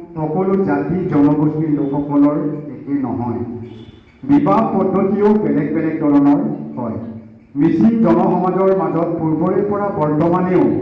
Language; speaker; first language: Assamese; non-native, local second language; Mising